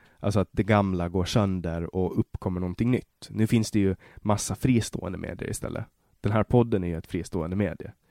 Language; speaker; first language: Swedish; native; Swedish